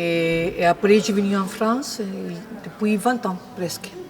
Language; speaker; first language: French; non-native, fluent; Spanish